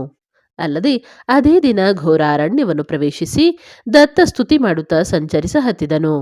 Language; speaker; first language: Kannada; native; Kannada